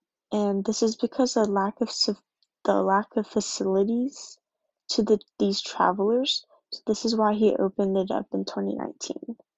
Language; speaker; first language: English; early bilingual, other home language; Japanese